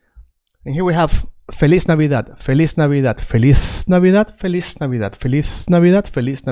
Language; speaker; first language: Spanish; native; Spanish